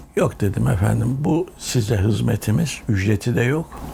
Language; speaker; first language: Turkish; native; Turkish